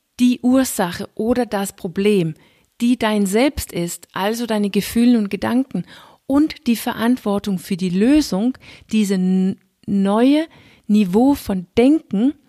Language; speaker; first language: German; non-native, fluent; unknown